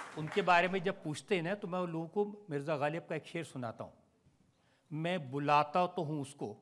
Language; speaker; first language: Hindi; native; Hindi